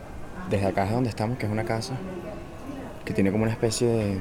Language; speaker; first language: Spanish; native; Spanish